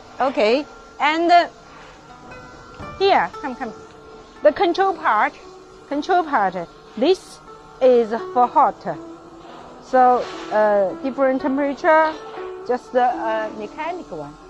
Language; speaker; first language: English; non-native, learner; Chinese